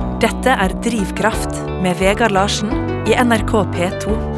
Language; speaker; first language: Norwegian; native; Norwegian